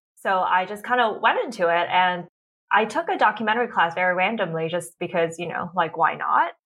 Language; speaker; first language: English; early bilingual, other home language; Cantonese